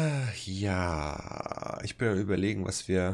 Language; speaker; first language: German; native; German